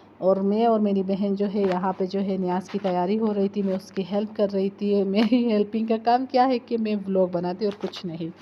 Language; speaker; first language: Urdu; native; Urdu